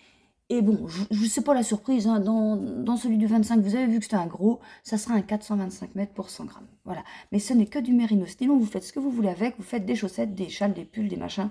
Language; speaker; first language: French; native; French